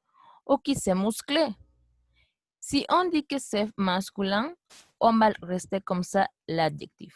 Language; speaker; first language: French; non-native, fluent; Spanish